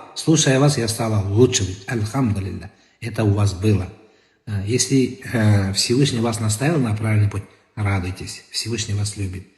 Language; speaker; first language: Russian; non-native, local second language; Kazakh